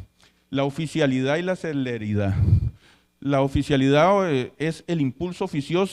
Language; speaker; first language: Spanish; native; Spanish